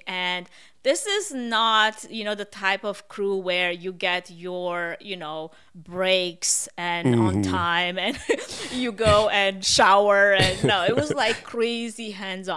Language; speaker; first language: English; non-native, fluent; Russian